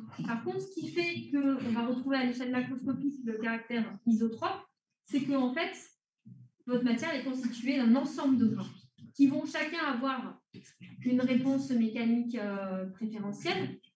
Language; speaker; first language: French; native; French